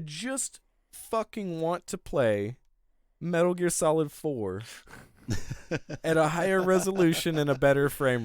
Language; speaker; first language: English; native; English